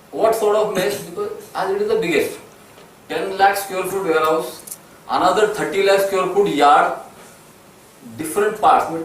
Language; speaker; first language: English; non-native, local second language; Marathi